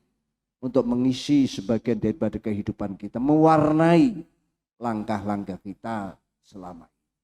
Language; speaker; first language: Indonesian; native; Indonesian